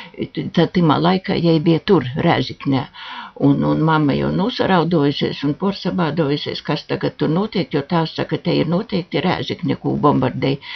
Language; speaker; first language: Latvian; native; Latvian